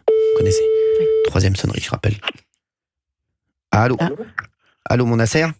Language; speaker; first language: French; native; French